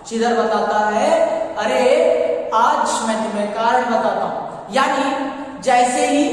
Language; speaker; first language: Hindi; non-native, local second language; Kannada